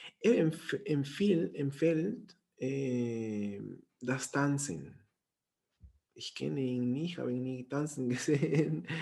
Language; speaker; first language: German; non-native, fluent; Spanish